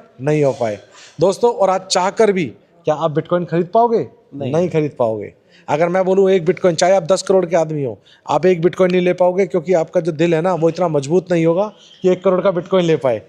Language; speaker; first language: Hindi; native; Hindi